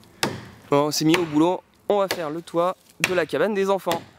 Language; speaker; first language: French; native; French